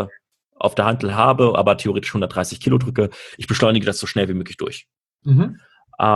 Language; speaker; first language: German; native; German